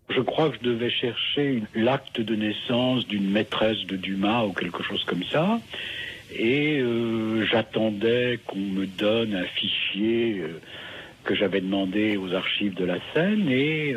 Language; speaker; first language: French; native; French